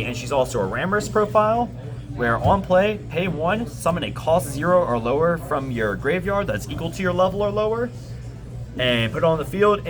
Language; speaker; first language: English; native; English